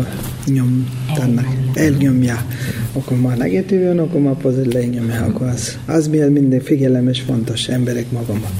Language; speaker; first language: Hungarian; non-native, learner; Tibetan